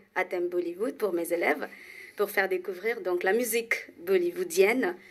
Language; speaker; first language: French; non-native, fluent; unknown